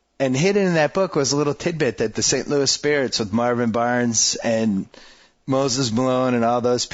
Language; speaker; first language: English; native; English